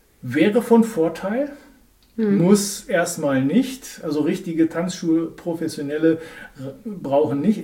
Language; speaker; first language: German; native; German